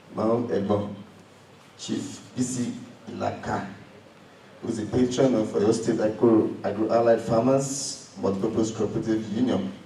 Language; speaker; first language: English; non-native, local second language; Yoruba